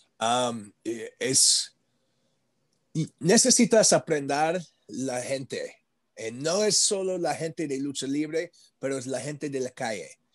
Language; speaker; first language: Spanish; non-native, learner; English